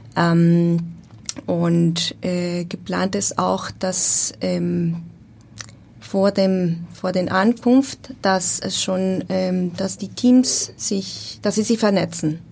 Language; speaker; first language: German; non-native, learner; Spanish